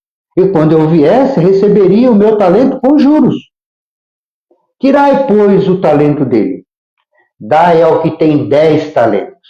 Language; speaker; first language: Portuguese; native; Portuguese